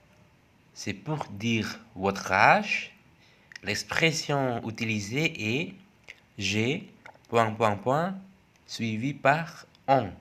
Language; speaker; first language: French; non-native, fluent; Indonesian